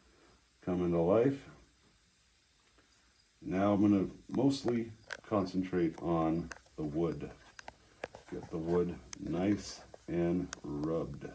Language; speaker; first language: English; native; English